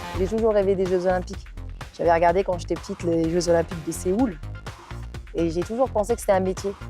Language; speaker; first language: French; non-native, local second language; Arabic